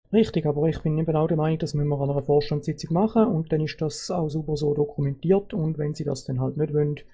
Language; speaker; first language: German; native; German